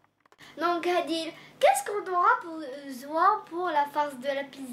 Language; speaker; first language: French; non-native, local second language; Arabic